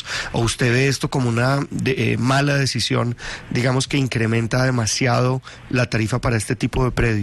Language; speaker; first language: Spanish; native; Spanish